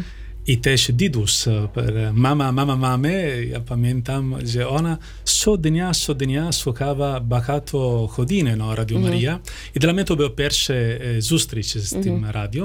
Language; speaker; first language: Ukrainian; non-native, learner; Italian